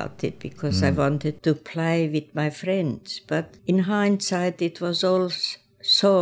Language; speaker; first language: English; non-native, fluent; Croatian